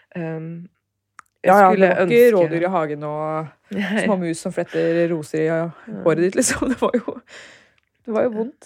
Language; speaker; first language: Norwegian; early bilingual, other home language; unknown